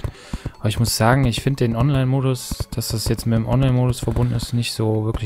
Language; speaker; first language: German; native; German